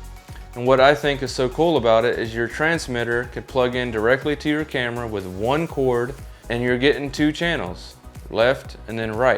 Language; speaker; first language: English; native; English